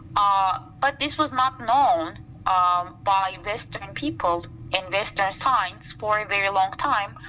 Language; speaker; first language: English; non-native, fluent; Turkish